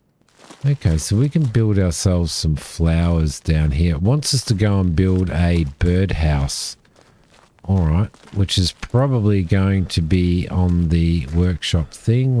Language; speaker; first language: English; native; English